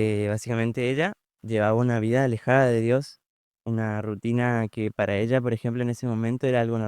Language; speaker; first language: Spanish; native; Spanish